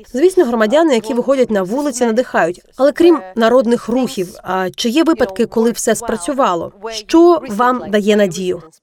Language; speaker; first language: Ukrainian; native; Ukrainian